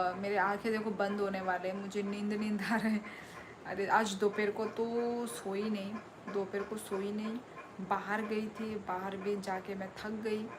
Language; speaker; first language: Hindi; non-native, local second language; Kok Borok